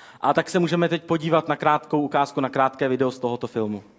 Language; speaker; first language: Czech; native; Czech